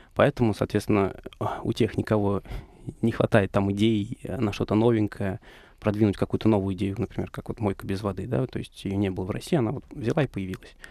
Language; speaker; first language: Russian; native; Russian